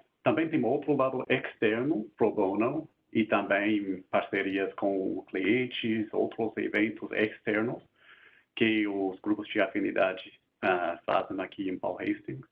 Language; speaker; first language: Portuguese; non-native, fluent; English